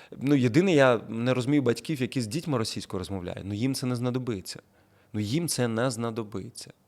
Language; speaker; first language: Ukrainian; non-native, local second language; Russian